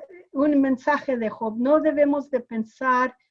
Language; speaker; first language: Spanish; non-native, fluent; English